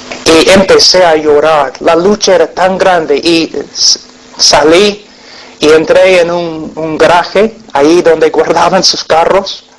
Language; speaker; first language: Spanish; non-native, fluent; English